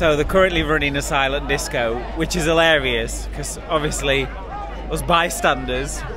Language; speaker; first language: English; native; English